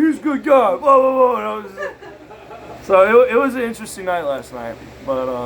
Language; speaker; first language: English; native; English